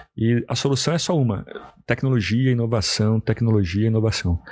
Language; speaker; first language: Portuguese; native; Portuguese